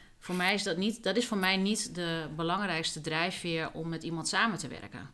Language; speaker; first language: Dutch; native; Dutch